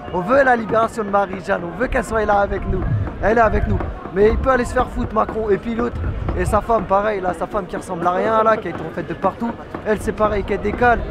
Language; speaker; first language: French; native; French